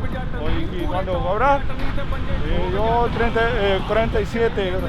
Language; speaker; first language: Spanish; non-native, learner; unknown